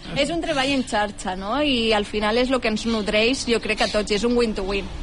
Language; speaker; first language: Catalan; native; Catalan